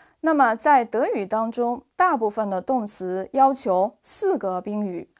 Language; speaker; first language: Chinese; native; Chinese